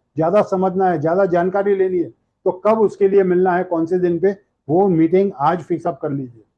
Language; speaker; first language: Hindi; non-native, local second language; Gujarati